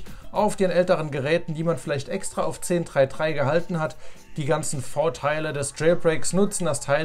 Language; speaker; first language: German; native; German